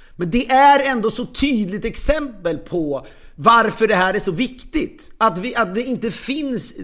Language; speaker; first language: Swedish; native; Swedish